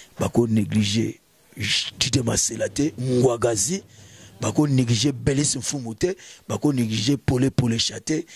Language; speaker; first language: Lingala; native; Lingala